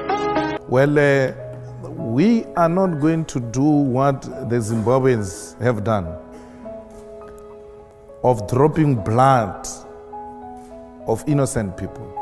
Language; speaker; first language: English; non-native, local second language; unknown